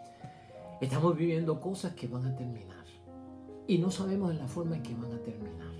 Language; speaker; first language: Spanish; native; Spanish